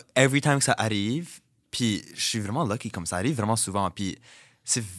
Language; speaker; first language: French; native; French